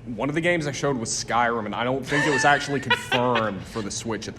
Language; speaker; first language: English; native; English